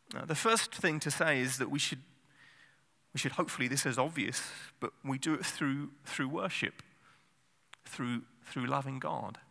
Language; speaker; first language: English; native; English